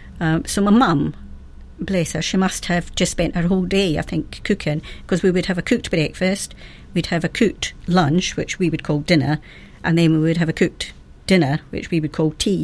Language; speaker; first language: English; native; English